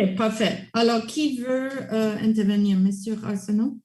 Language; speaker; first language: French; non-native, local second language; English